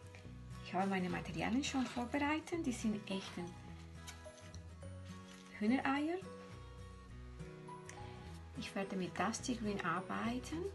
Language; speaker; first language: German; non-native, fluent; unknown